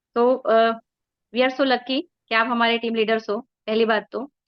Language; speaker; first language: Hindi; non-native, local second language; Marathi